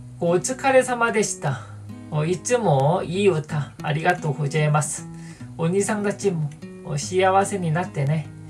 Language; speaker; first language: Japanese; non-native, fluent; Korean